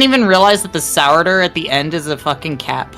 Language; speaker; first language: English; native; English